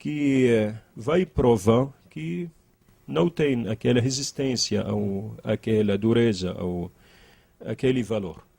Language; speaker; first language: Portuguese; non-native, learner; Arabic